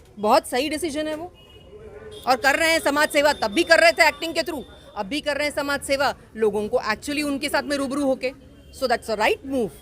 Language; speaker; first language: Hindi; non-native, local second language; Kannada